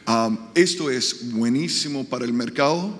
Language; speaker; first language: Spanish; non-native, fluent; English